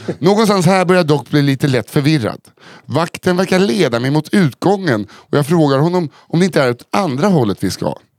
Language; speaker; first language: Swedish; native; Swedish